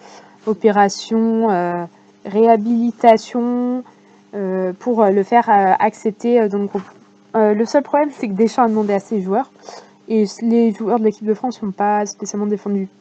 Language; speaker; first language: French; native; French